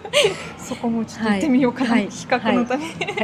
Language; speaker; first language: Japanese; non-native, fluent; Russian